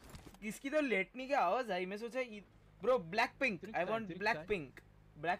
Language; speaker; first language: English; non-native, local second language; Hindi